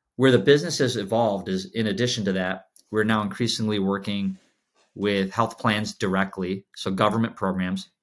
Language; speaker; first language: English; native; English